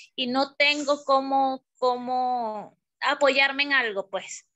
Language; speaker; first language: Spanish; native; Spanish